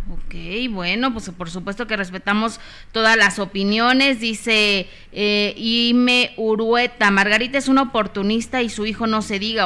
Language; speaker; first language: Spanish; native; Spanish